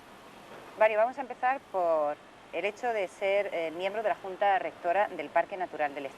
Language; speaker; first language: Spanish; native; Spanish